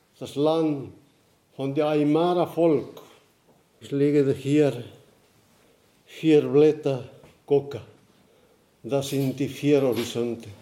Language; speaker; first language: German; non-native, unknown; Aymara